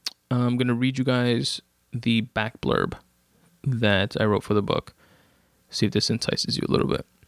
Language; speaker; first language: English; native; English